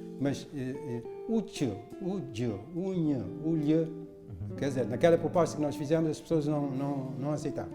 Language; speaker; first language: Portuguese; non-native, local second language; Kabuverdianu